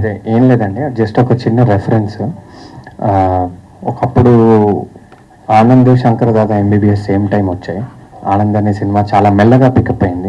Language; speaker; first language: Telugu; native; Telugu